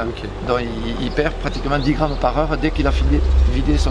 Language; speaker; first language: French; native; French